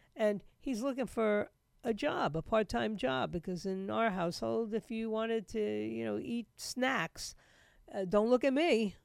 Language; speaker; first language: English; native; English